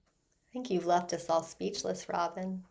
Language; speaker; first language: English; native; English